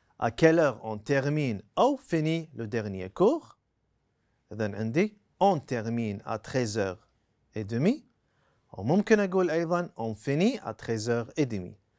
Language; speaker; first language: French; non-native, fluent; Arabic